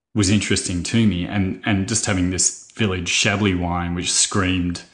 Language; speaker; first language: English; native; English